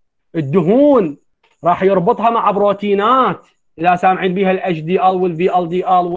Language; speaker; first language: Arabic; native; Arabic